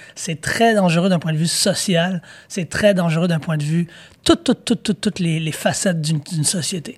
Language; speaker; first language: French; native; French